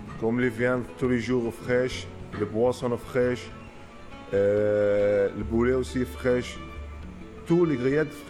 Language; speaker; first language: French; non-native, learner; Arabic